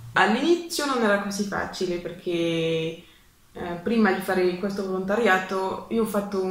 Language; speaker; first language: Italian; non-native, learner; French